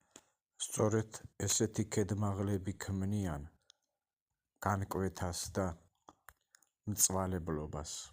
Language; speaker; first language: Georgian; native; Georgian